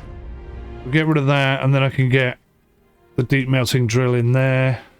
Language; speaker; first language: English; native; English